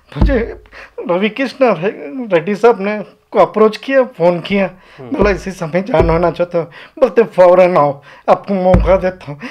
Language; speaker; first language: Hindi; non-native, local second language; Urdu